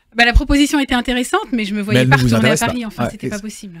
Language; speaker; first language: French; native; French